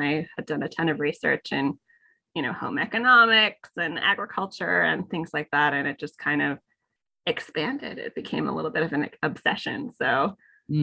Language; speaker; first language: English; native; English